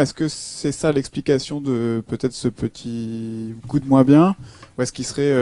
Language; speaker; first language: French; native; French